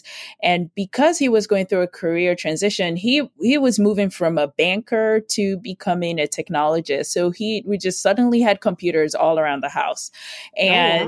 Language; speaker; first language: English; non-native, local second language; Yoruba